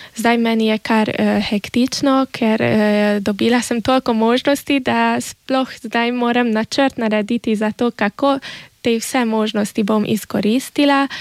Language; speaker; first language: Slovenian; early bilingual, heritage; Slovenian